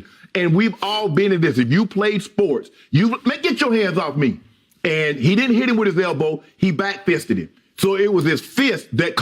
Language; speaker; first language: English; native; English